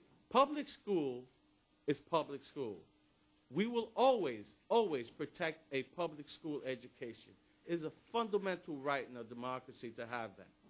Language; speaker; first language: English; early bilingual, other home language; Spanish